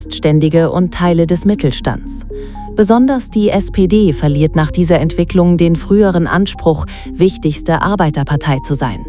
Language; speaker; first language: German; native; German